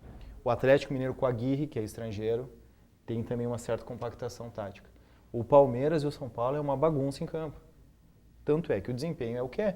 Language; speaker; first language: Portuguese; native; Portuguese